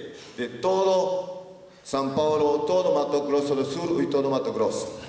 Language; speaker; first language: Spanish; non-native, learner; Japanese